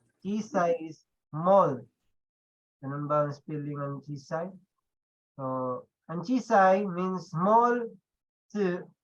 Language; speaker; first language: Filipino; non-native, local second language; Cebuano